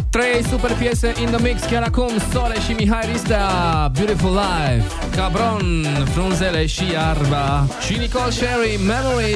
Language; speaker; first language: Romanian; native; Romanian